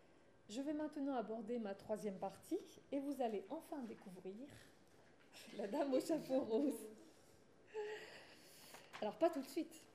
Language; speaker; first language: French; native; French